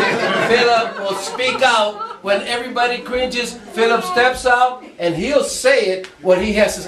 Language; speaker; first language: English; non-native, fluent; Spanish